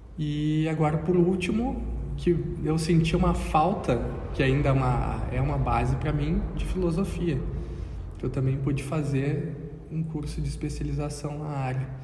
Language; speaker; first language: Portuguese; native; Portuguese